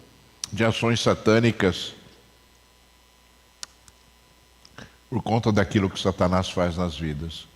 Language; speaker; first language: Portuguese; native; Portuguese